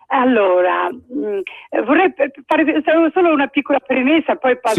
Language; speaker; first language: Italian; non-native, fluent; Arabic